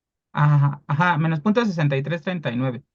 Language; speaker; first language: Spanish; native; Spanish